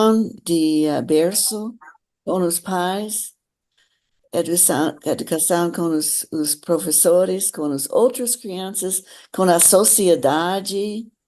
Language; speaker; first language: Portuguese; non-native, fluent; English